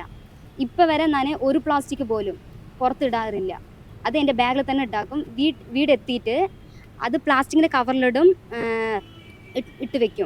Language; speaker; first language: Malayalam; non-native, local second language; Tamil